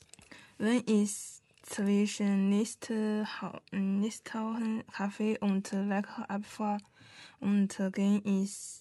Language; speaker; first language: German; non-native, learner; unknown